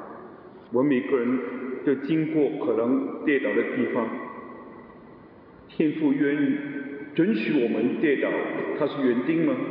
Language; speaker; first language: Chinese; non-native, local second language; Cantonese